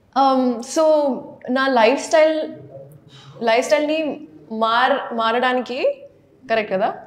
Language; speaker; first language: Telugu; non-native, local second language; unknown